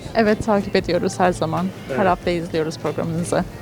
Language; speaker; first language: Turkish; native; Turkish